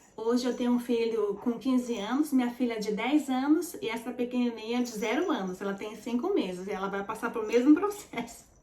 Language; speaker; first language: Portuguese; early bilingual, heritage; Portuguese